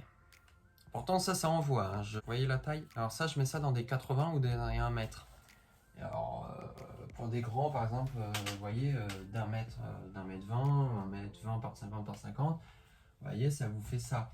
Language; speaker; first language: French; native; French